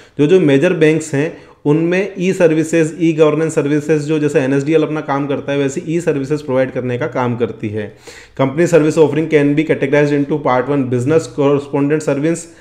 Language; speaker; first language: Hindi; native; Hindi